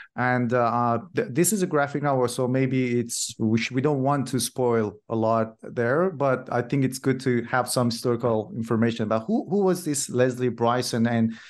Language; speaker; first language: English; non-native, fluent; Persian